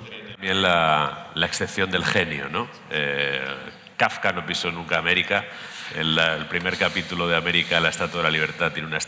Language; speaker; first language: Spanish; native; Spanish